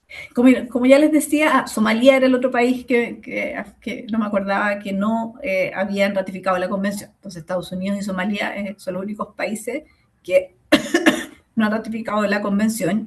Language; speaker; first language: Spanish; native; Spanish